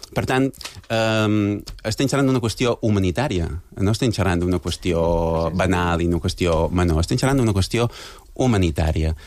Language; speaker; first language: Catalan; native; Catalan